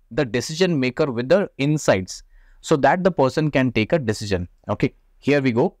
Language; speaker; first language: English; non-native, local second language; Hindi